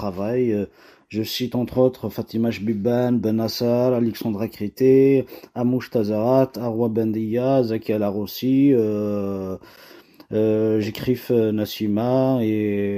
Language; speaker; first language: French; non-native, local second language; Kabyle